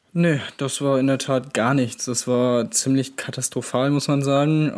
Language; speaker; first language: German; native; German